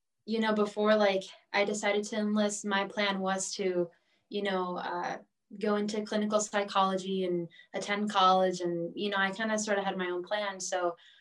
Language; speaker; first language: English; native; English